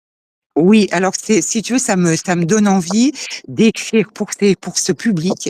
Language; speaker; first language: French; native; French